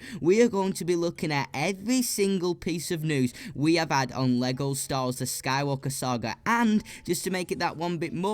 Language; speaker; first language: English; native; English